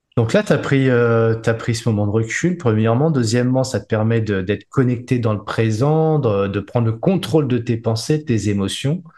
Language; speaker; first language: French; native; French